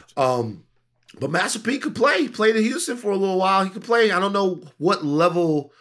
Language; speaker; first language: English; native; English